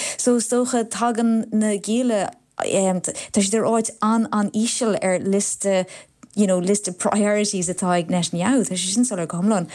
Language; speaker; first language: Irish; non-native, local second language; English